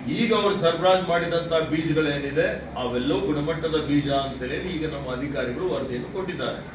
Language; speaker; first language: Kannada; native; Kannada